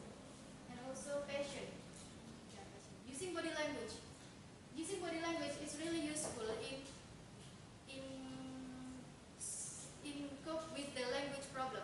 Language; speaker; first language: English; non-native, fluent; Indonesian